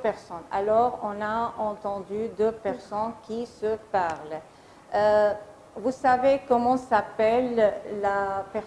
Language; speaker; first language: French; non-native, fluent; Arabic